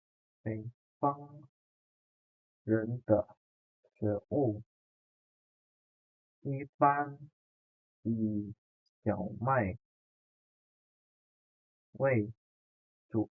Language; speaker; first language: Chinese; non-native, fluent; Indonesian